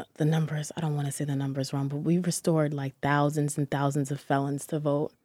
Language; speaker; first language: English; native; English